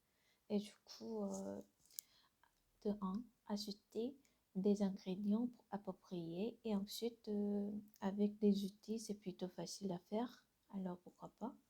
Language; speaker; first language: French; non-native, learner; Korean